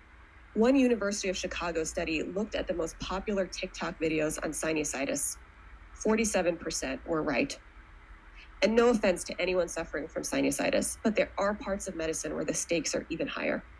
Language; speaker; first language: English; native; English